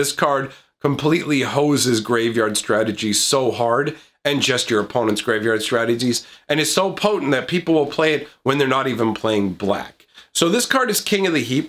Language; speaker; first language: English; native; English